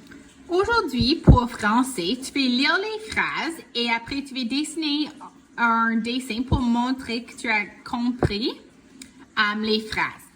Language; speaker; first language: French; non-native, local second language; English